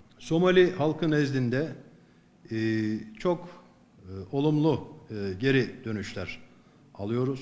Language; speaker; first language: Turkish; native; Turkish